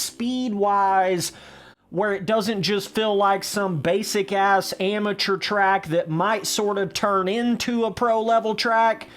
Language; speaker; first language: English; native; English